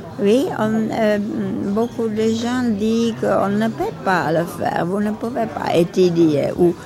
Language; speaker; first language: French; non-native, learner; Czech